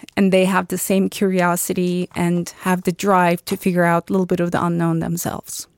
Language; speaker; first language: English; non-native, fluent; Turkish